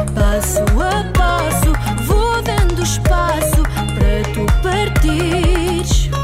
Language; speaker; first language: Portuguese; native; Portuguese